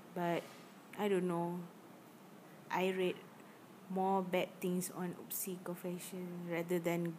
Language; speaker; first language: English; non-native, learner; Malay